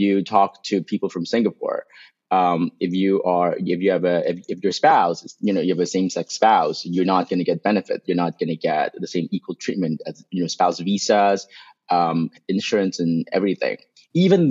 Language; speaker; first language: English; non-native, local second language; Cantonese